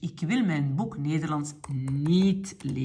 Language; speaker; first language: Dutch; non-native, local second language; French